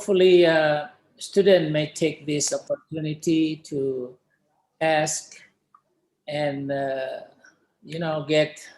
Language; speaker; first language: English; non-native, fluent; Indonesian